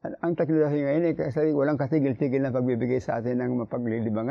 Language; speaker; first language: Filipino; native; Filipino